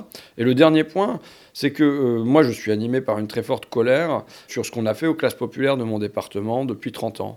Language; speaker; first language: French; native; French